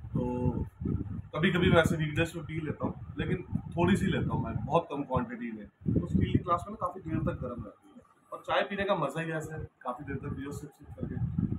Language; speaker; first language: Hindi; non-native, local second language; Marathi